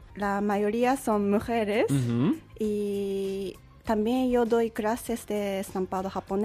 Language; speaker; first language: Spanish; non-native, learner; Japanese